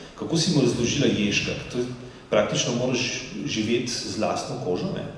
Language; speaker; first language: Slovenian; native; Slovenian